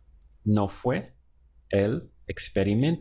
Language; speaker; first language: Spanish; non-native, fluent; English